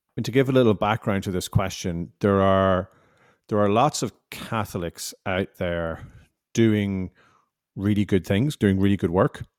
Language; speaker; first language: English; native; English